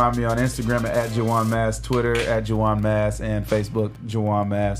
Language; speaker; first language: English; native; English